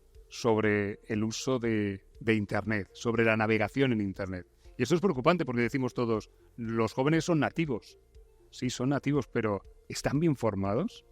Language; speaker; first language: Spanish; native; Spanish